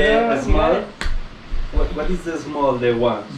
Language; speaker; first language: English; non-native, learner; Spanish